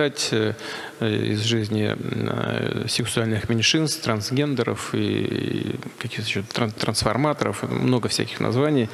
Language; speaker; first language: Russian; native; Russian